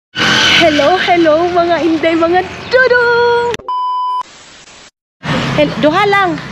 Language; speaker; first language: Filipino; non-native, local second language; Cebuano